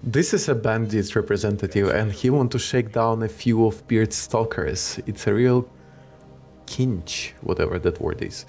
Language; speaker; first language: English; non-native, fluent; Ukrainian